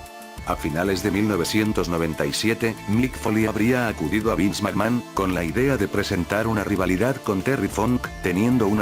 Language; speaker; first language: Spanish; native; Spanish